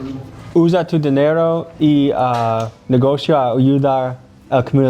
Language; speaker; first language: Spanish; non-native, learner; English